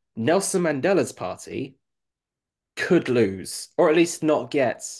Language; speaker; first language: English; native; English